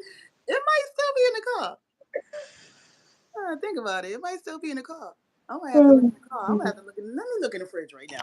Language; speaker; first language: English; native; English